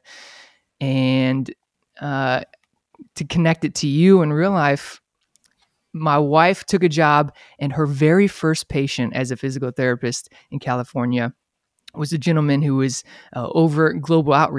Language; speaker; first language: English; native; English